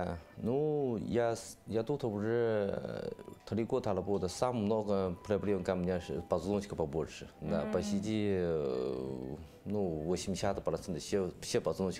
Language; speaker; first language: Russian; non-native, learner; Chinese